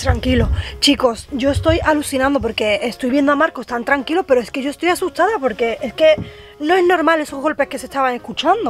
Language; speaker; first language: Spanish; native; Spanish